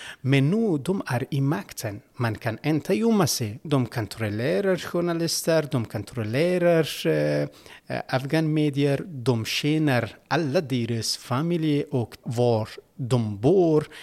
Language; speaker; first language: Swedish; non-native, learner; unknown